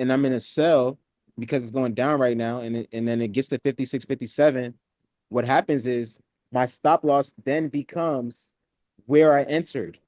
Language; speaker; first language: English; native; English